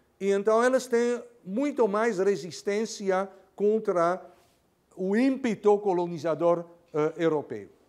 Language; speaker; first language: Portuguese; non-native, fluent; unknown